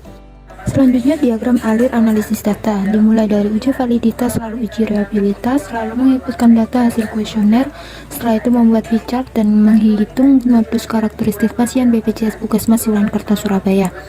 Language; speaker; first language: Indonesian; native; Indonesian